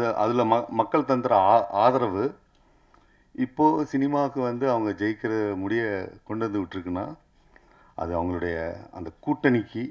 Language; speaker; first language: Tamil; native; Tamil